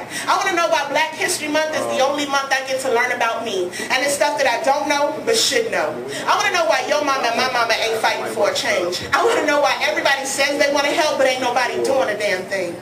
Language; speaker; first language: English; native; English